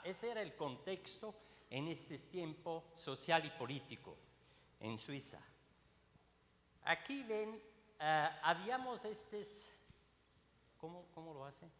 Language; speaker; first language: Spanish; non-native, learner; Swiss German